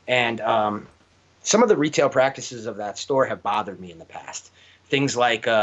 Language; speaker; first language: English; native; English